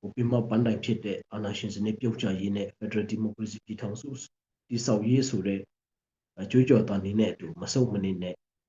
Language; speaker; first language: Burmese; non-native, local second language; Hakha Chin